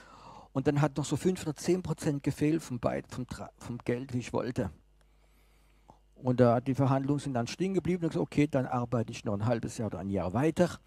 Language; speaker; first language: German; non-native, fluent; French